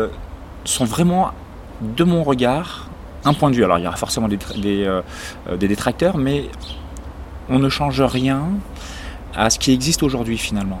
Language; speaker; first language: French; native; French